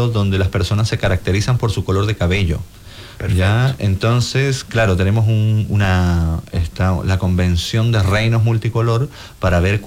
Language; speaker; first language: Spanish; native; Spanish